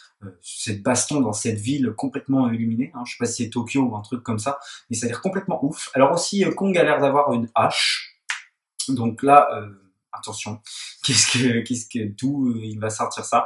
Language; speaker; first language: French; native; French